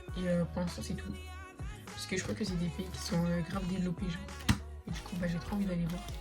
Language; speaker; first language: French; native; French